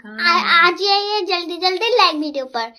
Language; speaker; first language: Hindi; non-native, local second language; Bangla